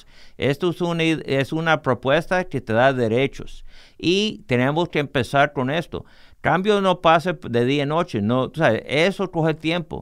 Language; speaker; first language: Spanish; early bilingual, heritage; English